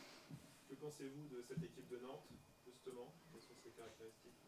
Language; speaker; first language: French; native; French